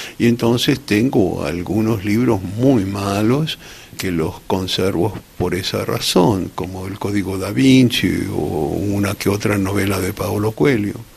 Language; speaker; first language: Spanish; early bilingual, other home language; English